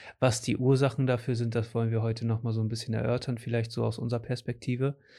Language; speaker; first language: German; early bilingual, other home language; Portuguese